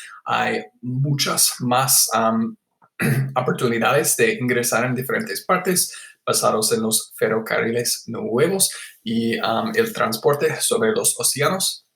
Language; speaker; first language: Spanish; non-native, fluent; English